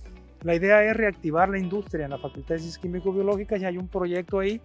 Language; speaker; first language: Spanish; native; Spanish